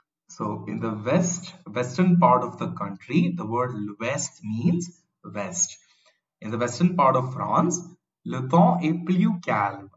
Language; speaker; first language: English; non-native, local second language; Tamil